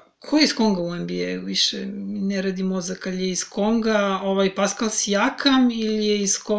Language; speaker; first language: Serbian; native; Serbian